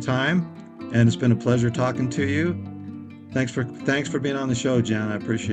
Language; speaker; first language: English; native; English